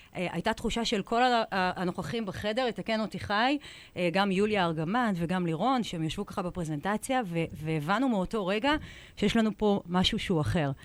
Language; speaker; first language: Hebrew; native; Hebrew